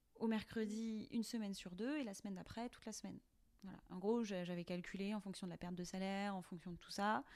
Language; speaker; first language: French; native; French